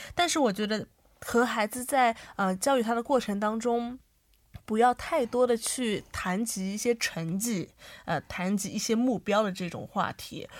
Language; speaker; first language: Chinese; native; Chinese